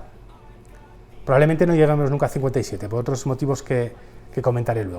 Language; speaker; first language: Spanish; native; Spanish